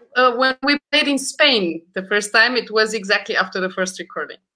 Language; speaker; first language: English; early bilingual, other home language; Romanian